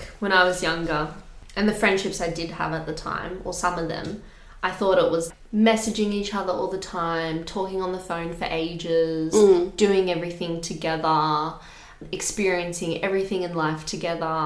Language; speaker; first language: English; native; English